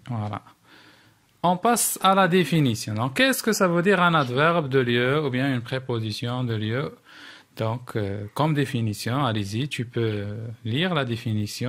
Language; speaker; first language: French; non-native, local second language; Arabic